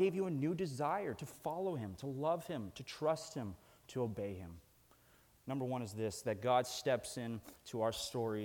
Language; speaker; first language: English; native; English